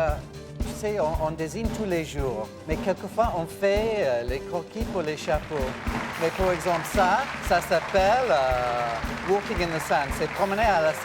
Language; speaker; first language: French; non-native, fluent; English